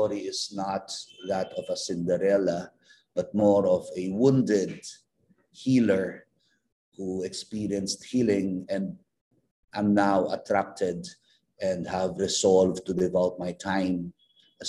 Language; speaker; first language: English; non-native, local second language; Filipino